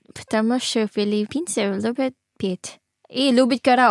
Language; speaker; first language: Russian; non-native, learner; Filipino